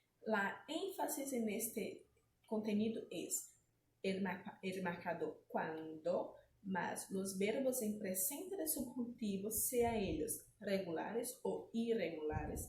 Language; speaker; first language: Spanish; non-native, fluent; Portuguese